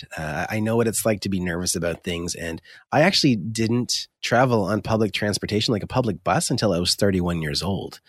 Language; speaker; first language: English; native; English